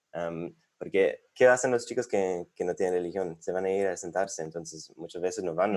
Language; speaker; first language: Spanish; non-native, fluent; English